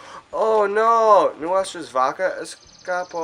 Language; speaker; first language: Spanish; non-native, learner; English